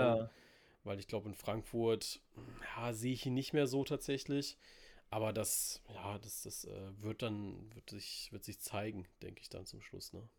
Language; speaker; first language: German; native; German